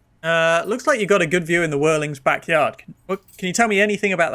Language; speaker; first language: English; native; English